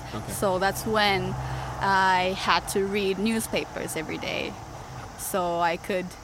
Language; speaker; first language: English; non-native, fluent; Japanese